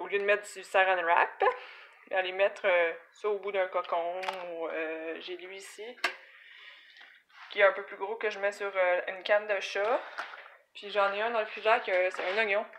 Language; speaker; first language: French; native; French